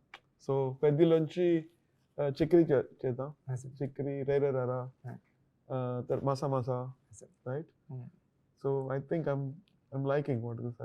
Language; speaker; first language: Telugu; non-native, local second language; Tamil